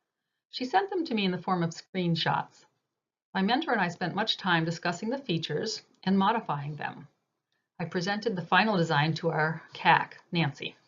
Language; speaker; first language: English; native; English